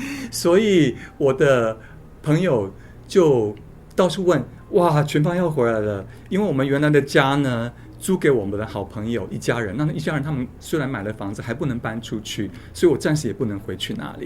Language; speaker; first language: Chinese; native; Chinese